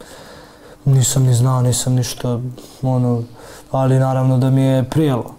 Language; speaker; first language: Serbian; early bilingual, heritage; Serbian